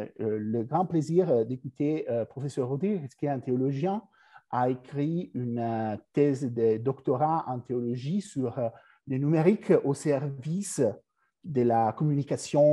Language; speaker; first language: French; non-native, fluent; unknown